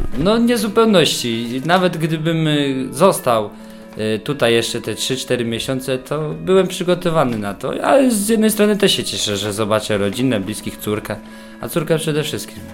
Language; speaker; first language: Polish; native; Polish